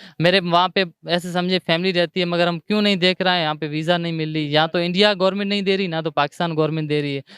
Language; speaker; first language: Urdu; non-native, local second language; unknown